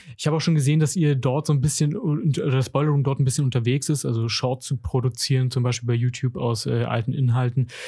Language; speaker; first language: German; native; German